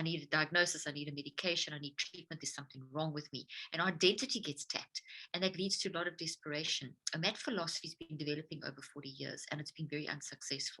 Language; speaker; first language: English; native; English